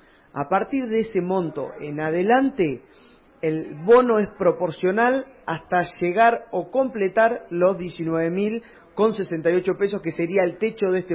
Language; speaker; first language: Spanish; native; Spanish